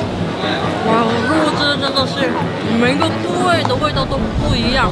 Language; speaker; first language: Chinese; non-native, fluent; Korean